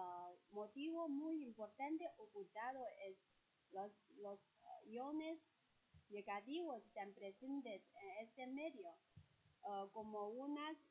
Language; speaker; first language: Spanish; non-native, fluent; Chinese